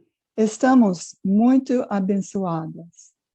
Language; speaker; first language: Portuguese; non-native, fluent; English